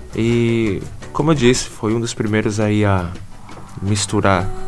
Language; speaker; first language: Portuguese; native; Portuguese